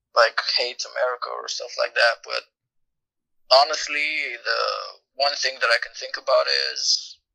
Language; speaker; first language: English; non-native, fluent; Romanian